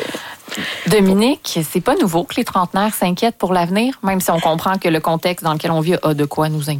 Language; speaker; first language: French; native; French